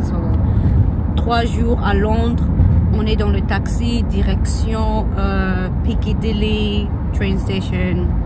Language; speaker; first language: French; early bilingual, other home language; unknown